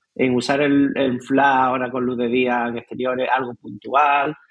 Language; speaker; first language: Spanish; native; Spanish